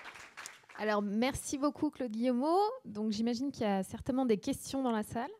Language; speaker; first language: French; native; French